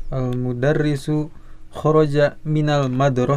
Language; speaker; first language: Arabic; non-native, learner; Indonesian